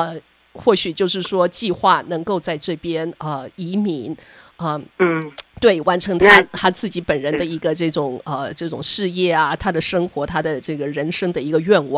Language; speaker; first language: Chinese; native; Chinese